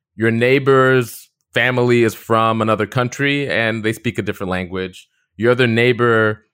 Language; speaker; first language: English; native; English